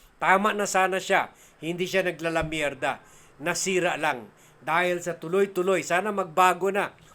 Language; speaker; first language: Filipino; native; Filipino